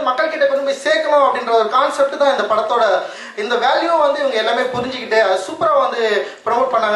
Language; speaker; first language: Tamil; native; Tamil